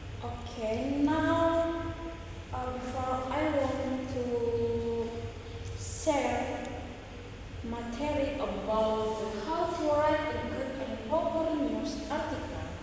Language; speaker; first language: English; non-native, learner; Indonesian